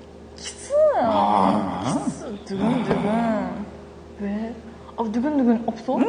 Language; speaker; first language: Korean; non-native, learner; Japanese